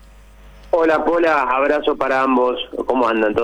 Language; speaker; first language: Spanish; native; Spanish